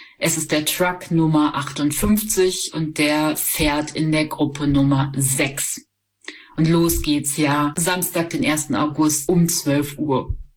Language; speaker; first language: German; native; German